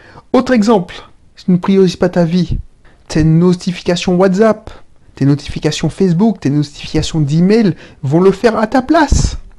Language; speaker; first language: French; native; French